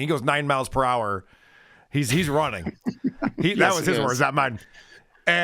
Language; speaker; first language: English; native; English